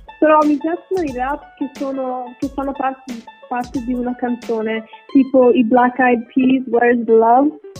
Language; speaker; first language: Italian; early bilingual, heritage; English